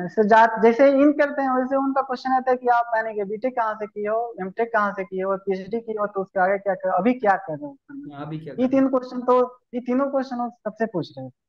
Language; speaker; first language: Hindi; native; Hindi